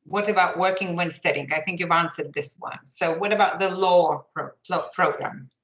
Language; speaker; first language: English; non-native, fluent; Lithuanian